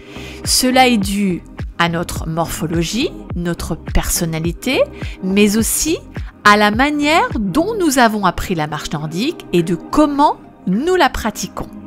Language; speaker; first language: French; native; French